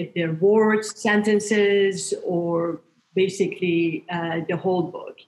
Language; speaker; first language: English; non-native, fluent; Persian